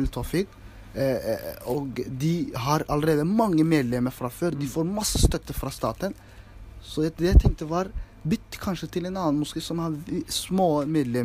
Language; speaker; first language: Norwegian; early bilingual, other home language; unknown